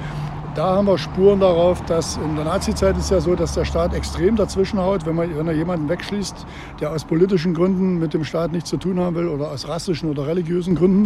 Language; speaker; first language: German; native; German